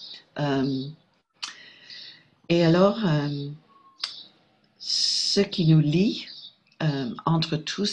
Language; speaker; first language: French; non-native, fluent; English